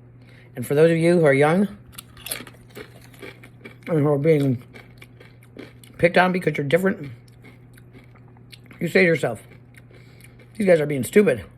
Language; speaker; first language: English; native; English